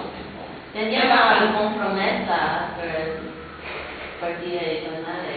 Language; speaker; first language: Italian; non-native, learner; English